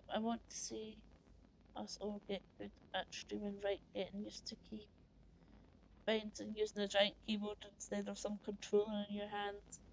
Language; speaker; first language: English; native; English